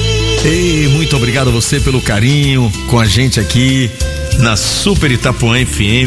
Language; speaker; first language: Portuguese; native; Portuguese